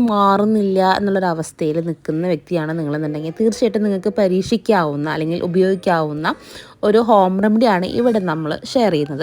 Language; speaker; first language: Malayalam; native; Malayalam